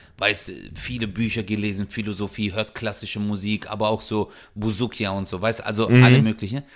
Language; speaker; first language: German; early bilingual, other home language; Turkish